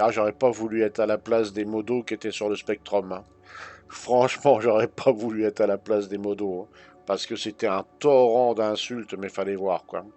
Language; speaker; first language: French; native; French